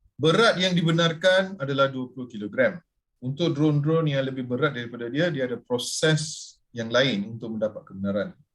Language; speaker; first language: Malay; non-native, local second language; Tamil